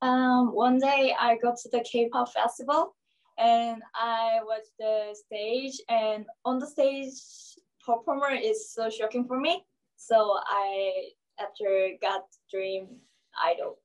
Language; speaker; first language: English; non-native, learner; Korean